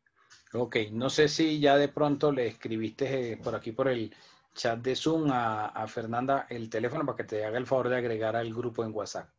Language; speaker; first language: Spanish; native; Spanish